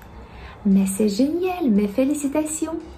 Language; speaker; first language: French; non-native, fluent; Russian